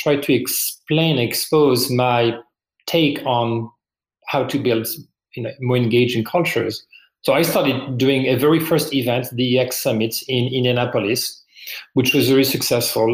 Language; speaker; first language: English; non-native, fluent; French